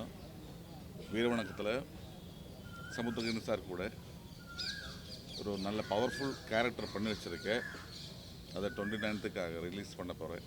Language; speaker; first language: Tamil; non-native, learner; Malayalam